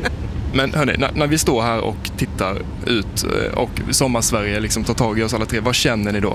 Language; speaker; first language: Swedish; native; Swedish